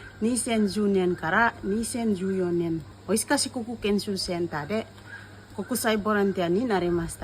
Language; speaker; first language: Japanese; non-native, learner; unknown